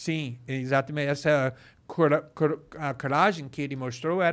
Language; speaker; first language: Portuguese; non-native, fluent; English